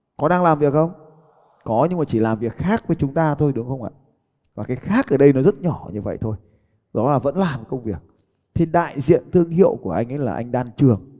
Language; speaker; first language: Vietnamese; native; Vietnamese